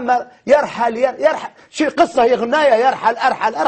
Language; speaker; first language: Arabic; native; Arabic